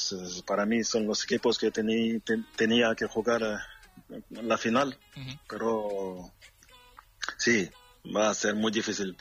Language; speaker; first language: Spanish; non-native, learner; French